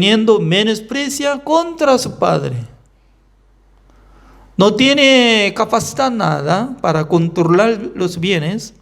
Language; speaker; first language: Spanish; non-native, fluent; Korean